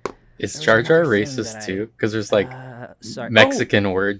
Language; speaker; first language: English; native; English